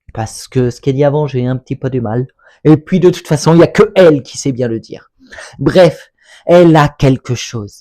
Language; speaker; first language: French; native; French